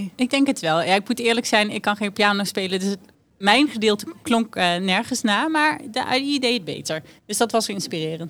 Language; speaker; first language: Dutch; native; Dutch